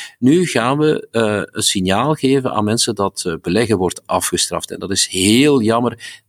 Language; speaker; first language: Dutch; native; Dutch